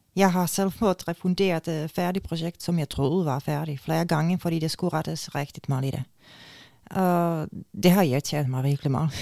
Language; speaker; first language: Danish; non-native, fluent; Czech